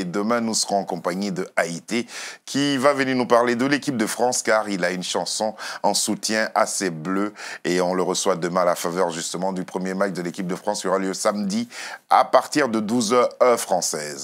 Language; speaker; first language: French; native; French